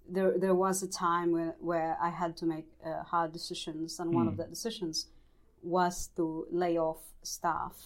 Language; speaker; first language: English; non-native, local second language; Cebuano